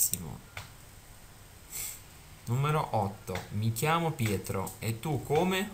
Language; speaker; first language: Italian; non-native, fluent; Russian